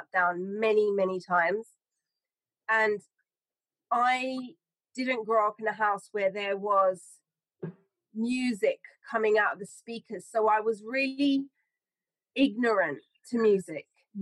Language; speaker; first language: English; native; English